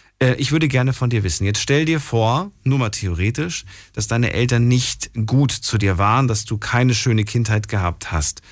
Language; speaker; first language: German; native; German